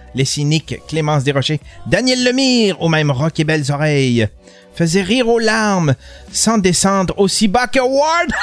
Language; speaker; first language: French; native; French